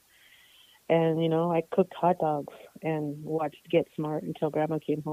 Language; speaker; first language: English; native; English